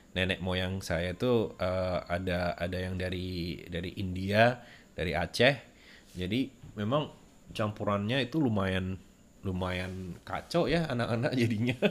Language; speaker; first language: Indonesian; native; Indonesian